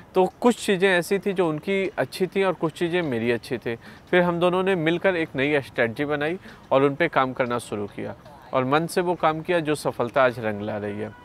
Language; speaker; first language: Hindi; native; Hindi